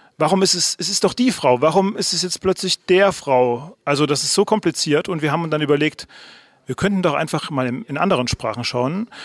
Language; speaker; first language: German; native; German